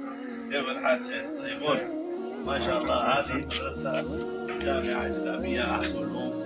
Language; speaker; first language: Arabic; non-native, fluent; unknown